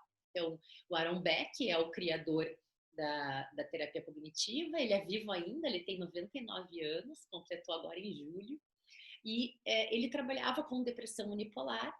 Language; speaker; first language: Portuguese; native; Portuguese